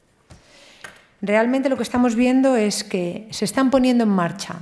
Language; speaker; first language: Spanish; native; Spanish